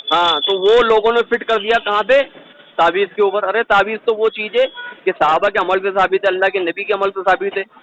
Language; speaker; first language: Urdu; native; Urdu